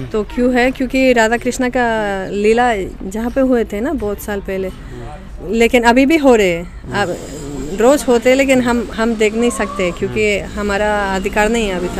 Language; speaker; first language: Hindi; non-native, fluent; Spanish